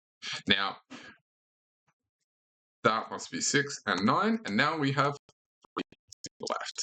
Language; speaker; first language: English; native; English